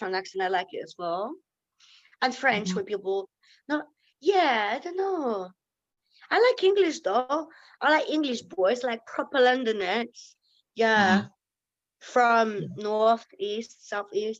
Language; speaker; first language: English; non-native, fluent; Lithuanian